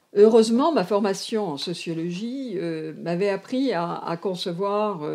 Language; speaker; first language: French; native; French